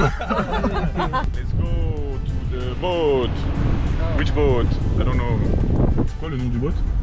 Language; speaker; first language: English; non-native, learner; French